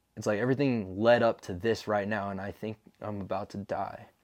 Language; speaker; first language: English; native; English